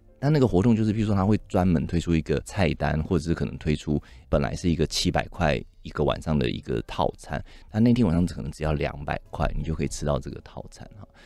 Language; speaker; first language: Chinese; native; Chinese